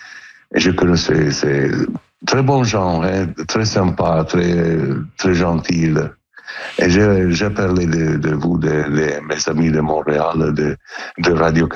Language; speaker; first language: French; non-native, learner; Italian